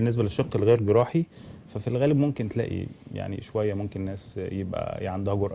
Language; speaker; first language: Arabic; native; Arabic